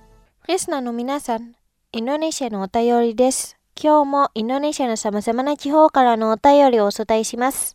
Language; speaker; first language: Japanese; non-native, fluent; Indonesian